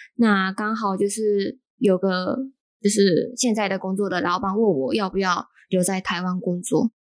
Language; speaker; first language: Chinese; non-native, fluent; Japanese